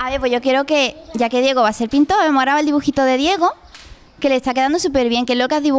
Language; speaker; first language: Spanish; native; Spanish